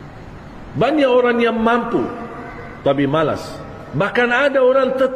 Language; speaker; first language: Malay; non-native, fluent; Arabic